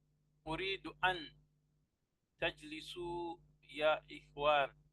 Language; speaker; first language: Arabic; non-native, fluent; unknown